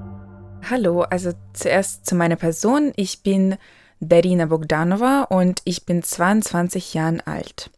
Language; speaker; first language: German; non-native, local second language; Ukrainian